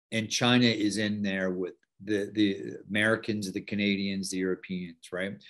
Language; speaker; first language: English; native; English